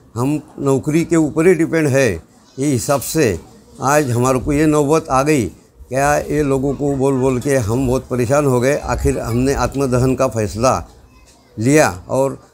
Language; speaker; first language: Hindi; non-native, local second language; Urdu